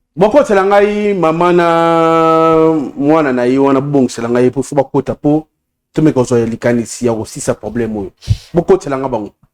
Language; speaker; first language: Lingala; native; Lingala